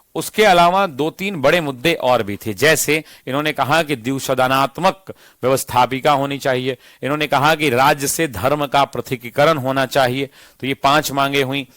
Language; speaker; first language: Hindi; native; Hindi